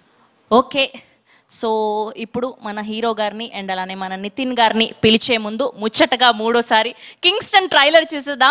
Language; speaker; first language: Telugu; native; Telugu